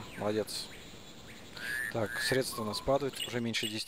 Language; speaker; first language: Russian; native; Russian